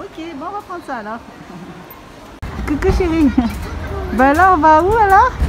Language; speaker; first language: French; native; French